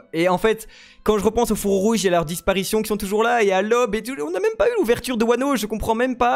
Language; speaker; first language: French; native; French